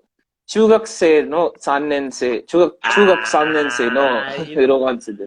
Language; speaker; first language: Japanese; non-native, learner; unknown